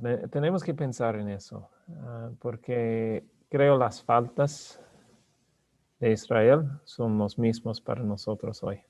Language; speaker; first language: Spanish; non-native, learner; English